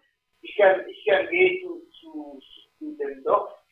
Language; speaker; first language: German; non-native, learner; French